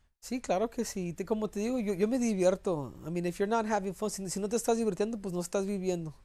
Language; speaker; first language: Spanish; early bilingual, heritage; Spanish